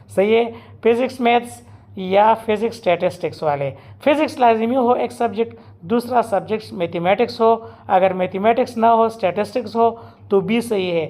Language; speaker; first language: Urdu; non-native, local second language; Pashto